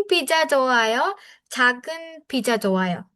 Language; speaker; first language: Korean; non-native, fluent; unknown